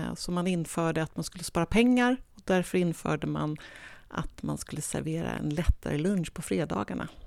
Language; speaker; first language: Swedish; native; Swedish